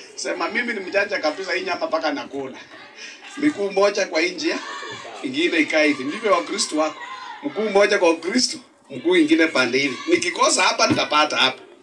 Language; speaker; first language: Swahili; non-native, local second language; Luyia